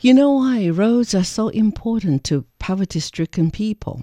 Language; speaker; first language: English; non-native, fluent; Chinese